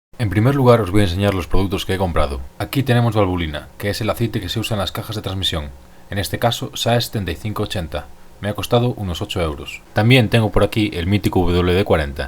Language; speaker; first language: Spanish; native; Spanish